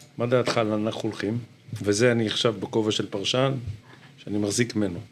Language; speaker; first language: Hebrew; native; Hebrew